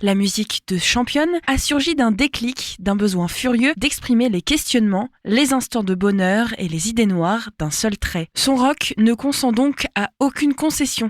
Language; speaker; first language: French; native; French